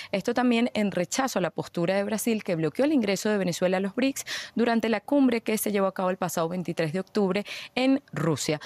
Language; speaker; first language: Spanish; native; Spanish